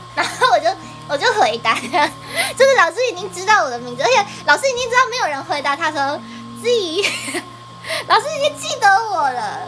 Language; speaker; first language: Chinese; native; Chinese